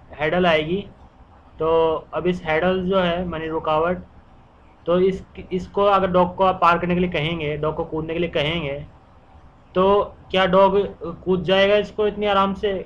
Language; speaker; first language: Hindi; native; Hindi